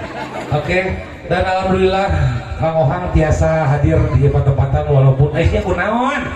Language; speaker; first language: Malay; non-native, local second language; Sundanese